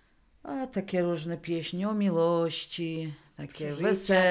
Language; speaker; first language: Polish; non-native, local second language; Russian